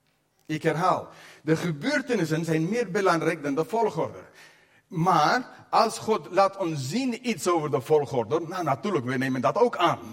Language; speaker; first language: Dutch; non-native, fluent; English